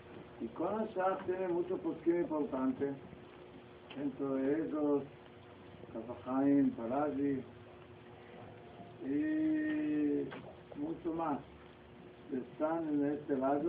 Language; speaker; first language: Spanish; non-native, learner; Hebrew